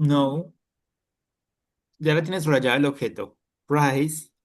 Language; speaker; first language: Spanish; native; Spanish